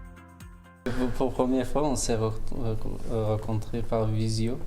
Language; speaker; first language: French; non-native, fluent; Turkish